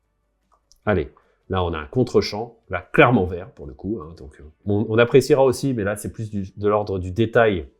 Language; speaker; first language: French; native; French